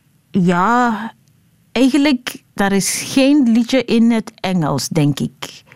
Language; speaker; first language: Dutch; non-native, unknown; Southern Sotho